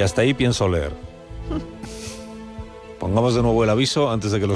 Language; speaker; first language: Spanish; native; Spanish